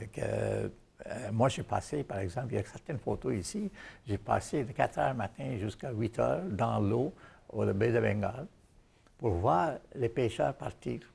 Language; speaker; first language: French; non-native, fluent; Bangla